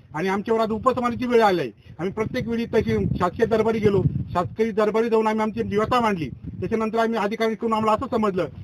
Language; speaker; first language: Marathi; native; Marathi